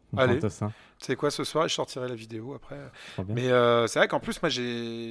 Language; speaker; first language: French; native; French